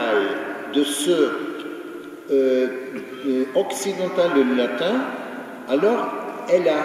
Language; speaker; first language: French; non-native, fluent; Ukrainian